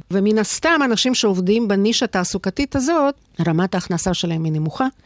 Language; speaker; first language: Hebrew; non-native, fluent; Russian